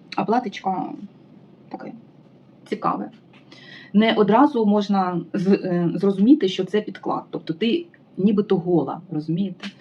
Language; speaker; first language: Ukrainian; native; Ukrainian